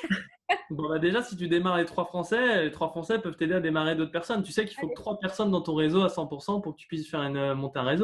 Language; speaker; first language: French; native; French